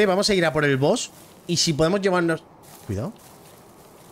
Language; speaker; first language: Spanish; native; Spanish